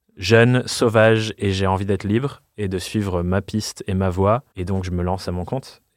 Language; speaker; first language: French; non-native, fluent; English